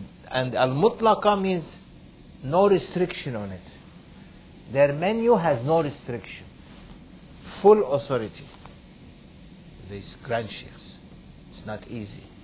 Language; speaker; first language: English; non-native, fluent; Arabic